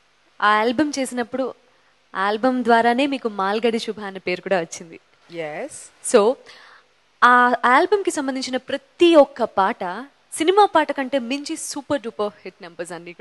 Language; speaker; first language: Telugu; native; Telugu